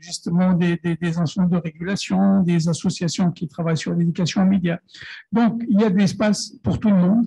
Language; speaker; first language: French; non-native, local second language; Arabic